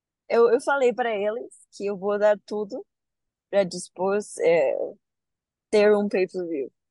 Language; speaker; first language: Portuguese; non-native, learner; Spanish